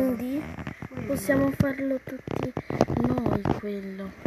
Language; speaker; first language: Italian; early bilingual, other home language; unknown